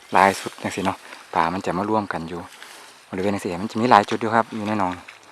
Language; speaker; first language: Thai; native; Thai